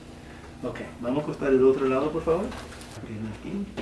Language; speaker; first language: Spanish; non-native, learner; English